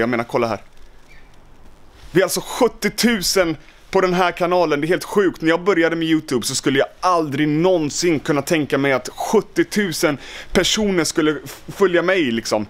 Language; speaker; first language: Swedish; native; Swedish